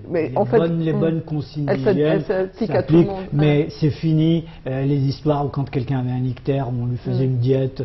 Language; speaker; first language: French; non-native, local second language; Arabic